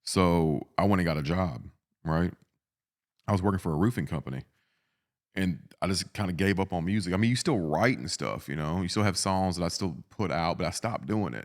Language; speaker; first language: English; native; English